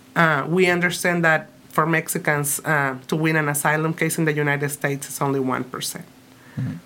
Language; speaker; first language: English; early bilingual, other home language; Spanish